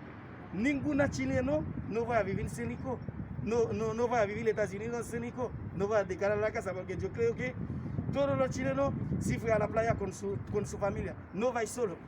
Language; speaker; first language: Spanish; non-native, learner; Haitian Creole